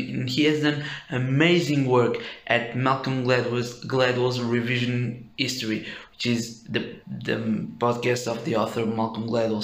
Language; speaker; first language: English; non-native, fluent; Portuguese